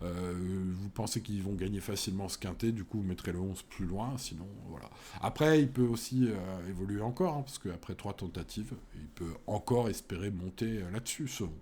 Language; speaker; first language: French; native; French